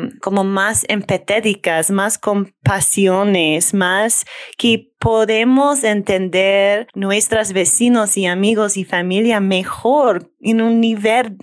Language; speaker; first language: Spanish; non-native, learner; English